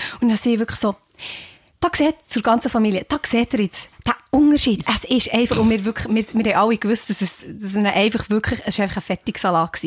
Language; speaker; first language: German; native; German